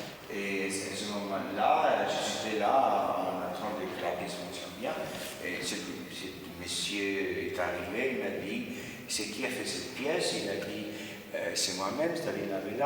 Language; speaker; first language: French; non-native, fluent; Spanish